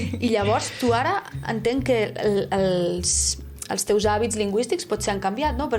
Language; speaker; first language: Catalan; native; Catalan